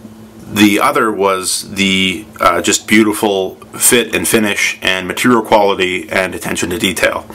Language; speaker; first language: English; native; English